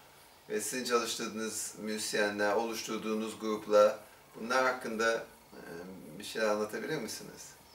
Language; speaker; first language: Turkish; native; Turkish